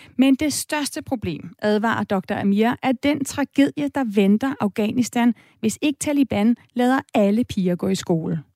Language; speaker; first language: Danish; native; Danish